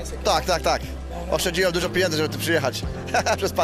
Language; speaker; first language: Polish; early bilingual, heritage; English